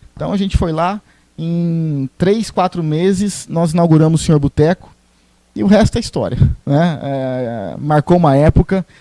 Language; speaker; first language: Portuguese; native; Portuguese